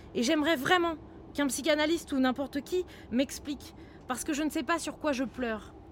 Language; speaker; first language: French; native; French